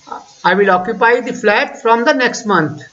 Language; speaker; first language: English; non-native, local second language; Hindi